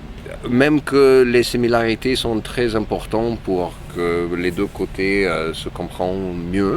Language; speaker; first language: French; non-native, fluent; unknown